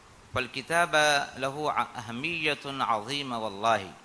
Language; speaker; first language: Arabic; non-native, fluent; Urdu